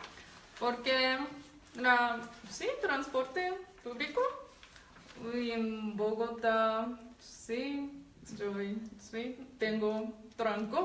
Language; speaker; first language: Spanish; non-native, learner; Japanese